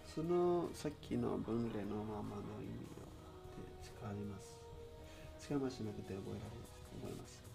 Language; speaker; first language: Japanese; non-native, learner; Spanish